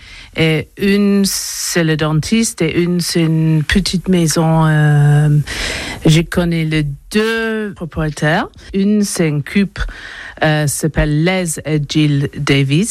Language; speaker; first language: French; non-native, learner; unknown